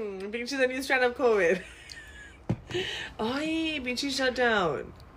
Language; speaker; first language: English; early bilingual, other home language; Spanish